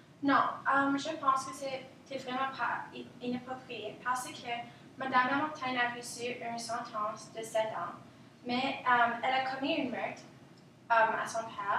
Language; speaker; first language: French; non-native, local second language; English